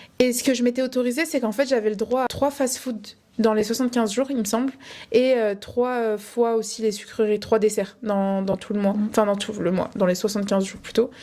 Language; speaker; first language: French; native; French